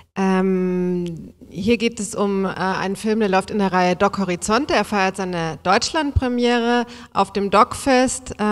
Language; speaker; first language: German; native; German